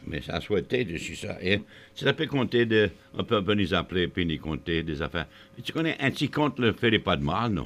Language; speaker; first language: French; early bilingual, heritage; French